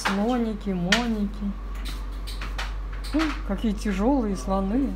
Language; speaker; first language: Russian; native; Russian